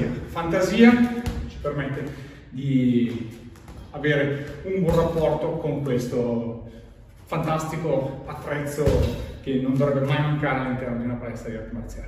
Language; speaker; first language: Italian; native; Italian